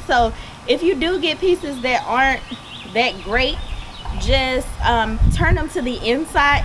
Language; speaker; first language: English; native; English